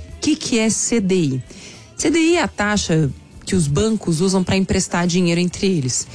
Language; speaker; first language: Portuguese; native; Portuguese